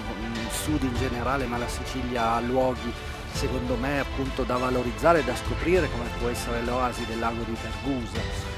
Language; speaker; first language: Italian; native; Italian